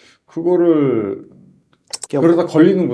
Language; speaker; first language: Korean; native; Korean